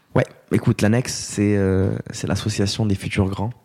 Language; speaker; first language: French; native; French